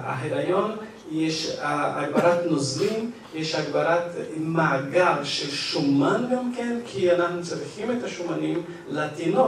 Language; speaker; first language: Hebrew; non-native, fluent; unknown